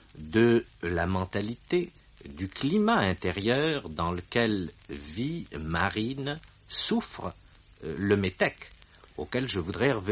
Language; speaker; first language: French; native; French